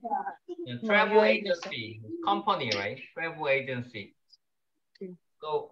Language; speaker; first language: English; non-native, learner; Korean